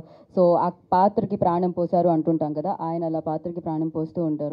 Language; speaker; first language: Telugu; native; Telugu